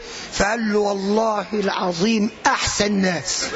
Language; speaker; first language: Arabic; native; Arabic